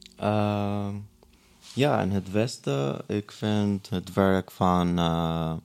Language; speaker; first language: Dutch; non-native, fluent; Arabic